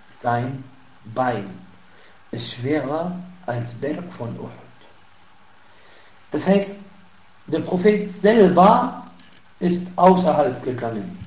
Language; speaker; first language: German; non-native, fluent; Arabic